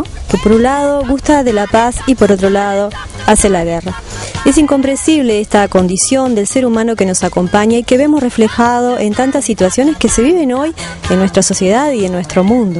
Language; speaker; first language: Spanish; native; Spanish